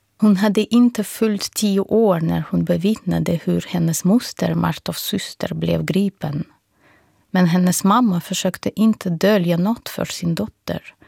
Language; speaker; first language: Swedish; non-native, fluent; Russian